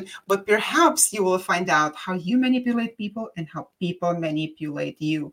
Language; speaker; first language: English; non-native, fluent; Russian